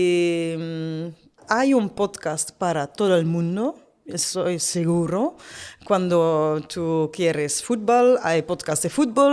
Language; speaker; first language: Spanish; non-native, learner; Dutch